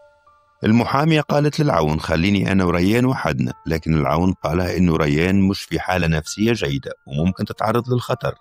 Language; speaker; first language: Arabic; native; Arabic